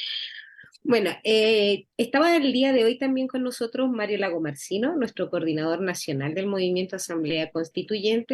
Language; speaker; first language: Spanish; native; Spanish